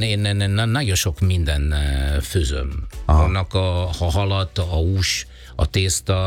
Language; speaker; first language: Hungarian; non-native, fluent; Italian